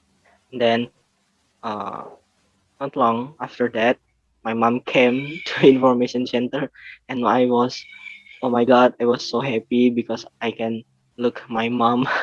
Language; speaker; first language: English; non-native, learner; Indonesian